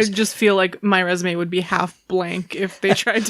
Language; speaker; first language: English; native; English